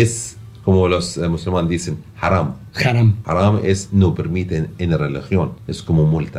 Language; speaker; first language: Spanish; non-native, learner; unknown